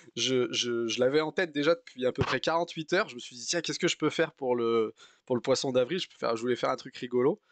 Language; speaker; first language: French; native; French